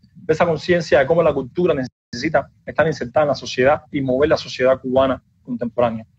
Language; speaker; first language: Spanish; native; Spanish